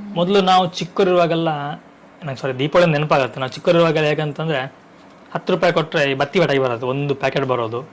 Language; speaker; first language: Kannada; non-native, local second language; Tulu